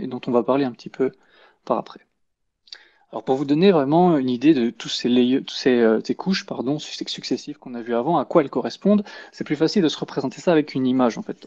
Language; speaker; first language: French; native; French